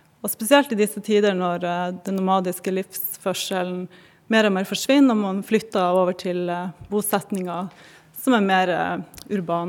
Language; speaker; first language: Norwegian; native; Norwegian